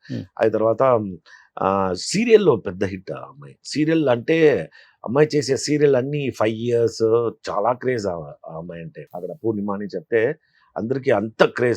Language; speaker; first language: Telugu; non-native, fluent; Tamil